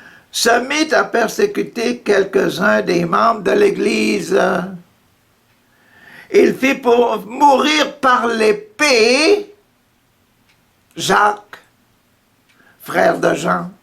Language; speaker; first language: French; native; French